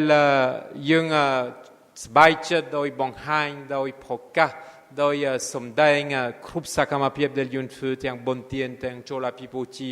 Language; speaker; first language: Khmer; non-native, fluent; French